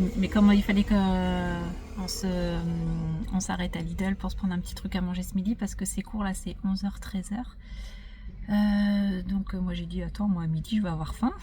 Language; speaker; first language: French; native; French